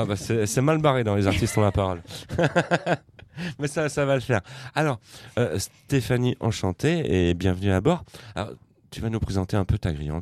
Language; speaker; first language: French; native; French